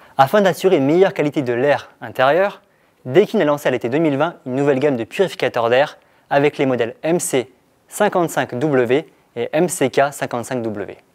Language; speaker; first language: French; native; French